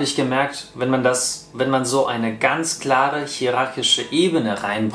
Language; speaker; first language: German; non-native, fluent; Russian